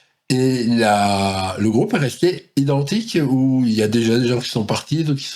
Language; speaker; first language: French; native; French